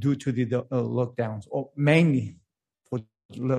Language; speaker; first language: English; non-native, fluent; Spanish